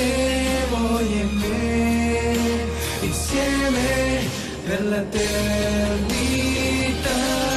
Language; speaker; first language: Italian; non-native, learner; Filipino